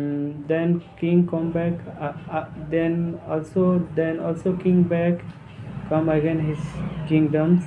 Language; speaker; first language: English; non-native, learner; Hindi